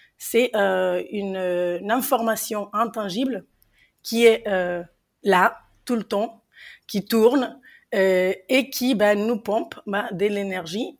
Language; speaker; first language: French; non-native, fluent; Spanish